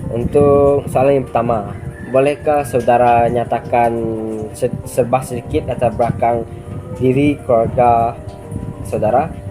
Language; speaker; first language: Malay; non-native, local second language; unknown